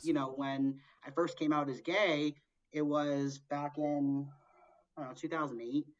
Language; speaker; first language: English; early bilingual, other home language; Portuguese